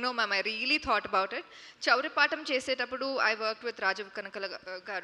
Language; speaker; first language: Telugu; non-native, fluent; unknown